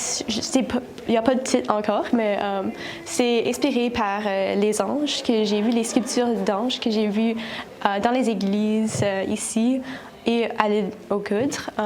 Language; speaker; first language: French; non-native, learner; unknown